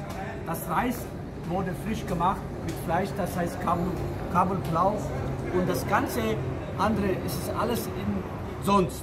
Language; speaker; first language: German; non-native, fluent; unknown